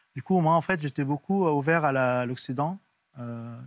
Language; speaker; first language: French; non-native, fluent; Arabic